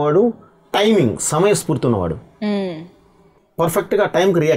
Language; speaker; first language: Telugu; native; Telugu